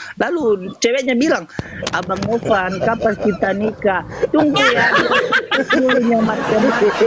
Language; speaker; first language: Indonesian; non-native, local second language; Nias